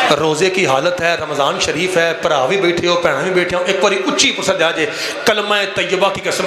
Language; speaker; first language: Urdu; non-native, local second language; Punjabi